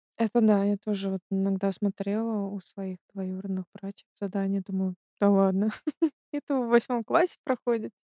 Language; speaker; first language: Russian; native; Russian